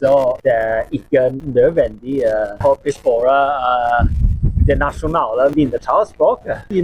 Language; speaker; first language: Norwegian; non-native, learner; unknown